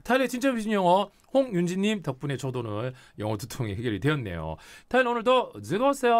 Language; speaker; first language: Korean; native; Korean